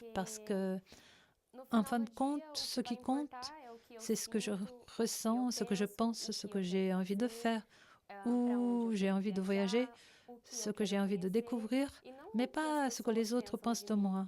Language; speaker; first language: French; non-native, fluent; Portuguese